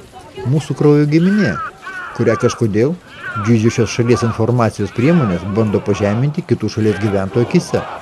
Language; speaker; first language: Lithuanian; native; Lithuanian